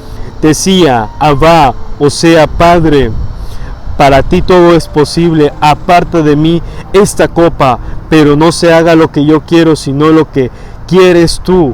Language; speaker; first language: Spanish; native; Spanish